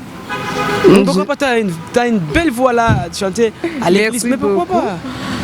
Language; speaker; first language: French; non-native, local second language; Rundi